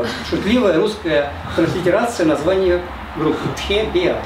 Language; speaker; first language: Russian; native; Russian